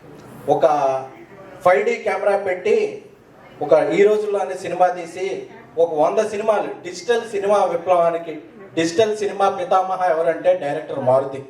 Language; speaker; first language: Telugu; native; Telugu